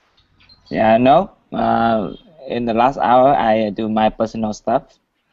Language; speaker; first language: English; non-native, learner; Vietnamese